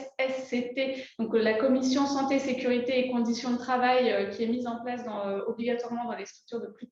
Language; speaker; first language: French; native; French